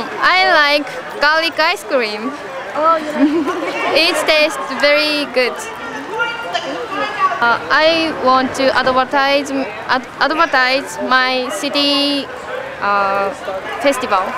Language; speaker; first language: English; non-native, learner; Japanese